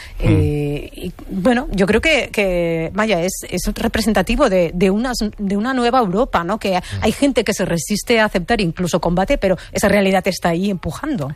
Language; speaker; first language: Spanish; native; Spanish